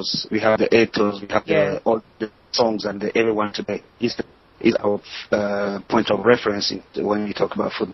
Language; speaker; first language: English; non-native, local second language; French